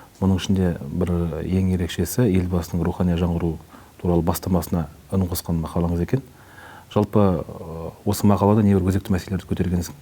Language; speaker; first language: Kazakh; native; Kazakh